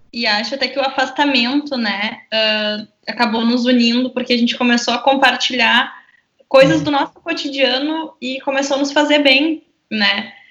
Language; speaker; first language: Portuguese; native; Portuguese